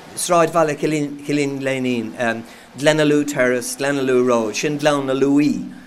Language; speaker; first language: Irish; non-native, local second language; English